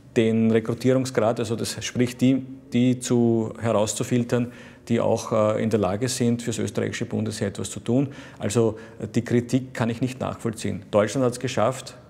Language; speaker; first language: German; native; German